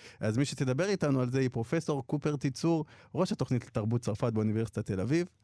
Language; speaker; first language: Hebrew; early bilingual, other home language; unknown